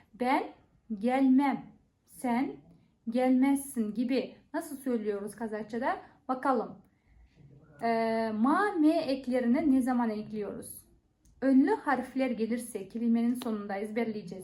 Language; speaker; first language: Turkish; non-native, fluent; Kazakh